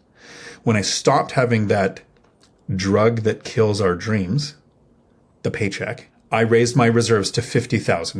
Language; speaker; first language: English; native; English